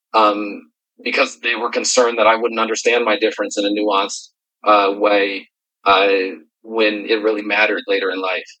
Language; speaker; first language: English; native; English